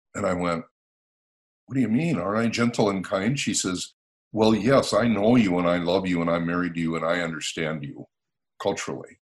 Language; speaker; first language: English; native; English